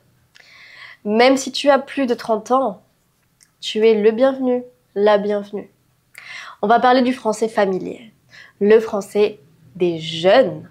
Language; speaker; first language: French; native; French